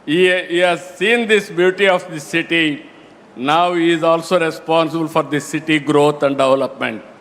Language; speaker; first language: English; non-native, local second language; Telugu